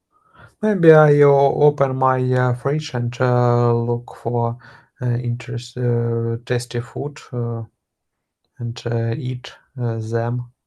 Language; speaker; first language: English; non-native, learner; Russian